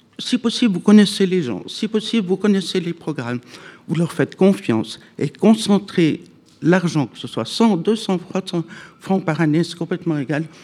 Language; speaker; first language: French; native; French